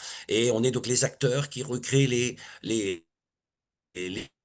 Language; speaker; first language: French; native; French